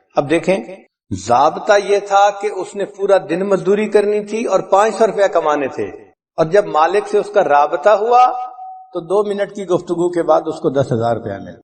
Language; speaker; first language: Urdu; non-native, local second language; Punjabi